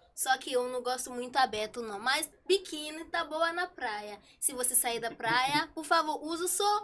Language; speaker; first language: Portuguese; non-native, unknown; Yoruba